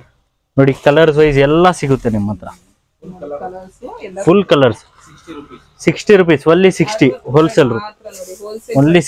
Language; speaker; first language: Kannada; non-native, local second language; Urdu